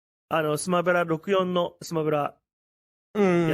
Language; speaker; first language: Japanese; native; Japanese